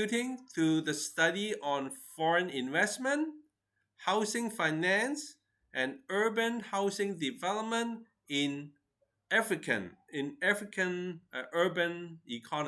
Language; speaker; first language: English; non-native, fluent; Chinese